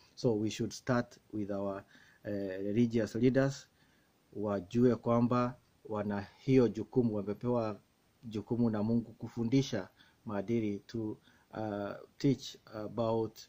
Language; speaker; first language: English; non-native, local second language; Swahili